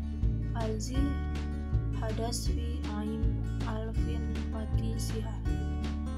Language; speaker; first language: Arabic; non-native, learner; Indonesian